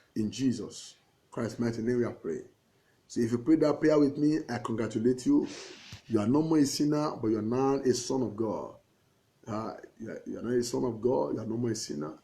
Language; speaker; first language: English; non-native, local second language; Yoruba